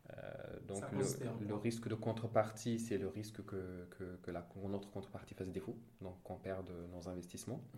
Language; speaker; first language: French; non-native, local second language; Wolof